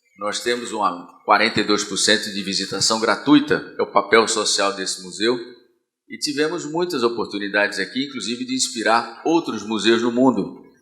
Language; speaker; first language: Portuguese; native; Portuguese